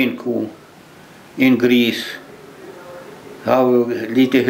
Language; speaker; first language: Swedish; early bilingual, heritage; Swedish